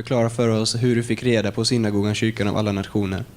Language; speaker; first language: Swedish; native; Swedish